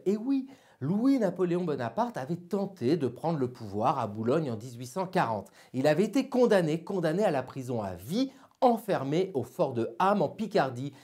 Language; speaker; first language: French; native; French